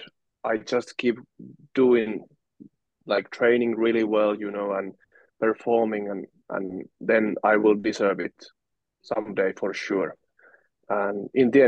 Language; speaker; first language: English; non-native, fluent; Finnish